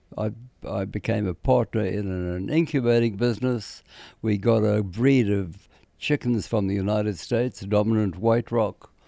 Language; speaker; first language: English; native; English